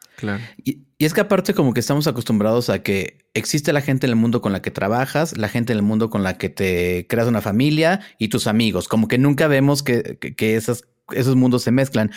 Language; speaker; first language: Spanish; native; Spanish